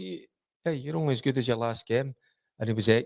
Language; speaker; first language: English; native; English